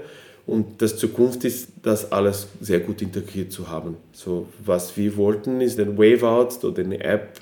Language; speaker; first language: German; non-native, fluent; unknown